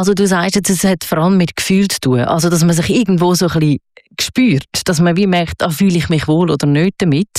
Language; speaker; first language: German; native; German